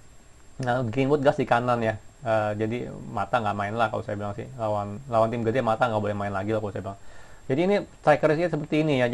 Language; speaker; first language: Indonesian; native; Indonesian